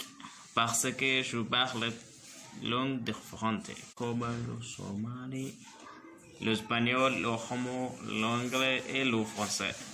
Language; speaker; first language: French; non-native, learner; Somali